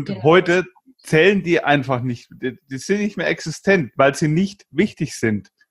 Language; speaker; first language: German; native; German